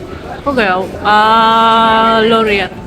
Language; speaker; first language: Korean; non-native, learner; Cebuano